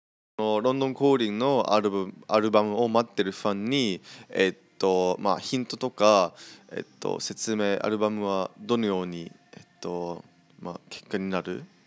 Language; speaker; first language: Japanese; non-native, learner; English